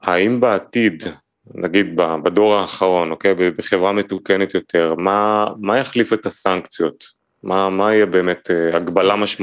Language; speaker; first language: Hebrew; native; Hebrew